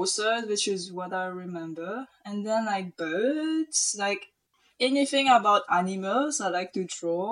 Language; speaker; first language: English; non-native, local second language; Morisyen